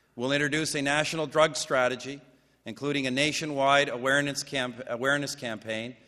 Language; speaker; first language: English; native; English